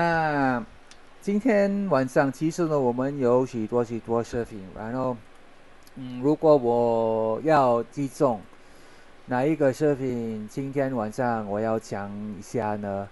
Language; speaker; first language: Chinese; non-native, learner; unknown